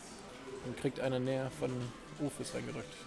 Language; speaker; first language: German; native; German